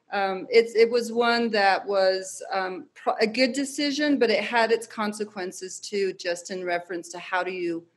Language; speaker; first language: English; native; English